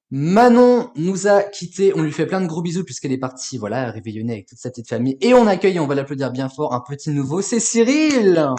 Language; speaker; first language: French; native; French